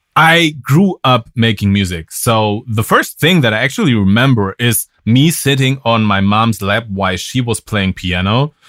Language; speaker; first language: English; non-native, fluent; German